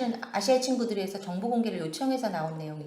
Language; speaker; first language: Korean; native; Korean